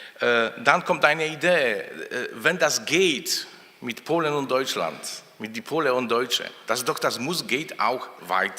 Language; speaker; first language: German; non-native, fluent; Polish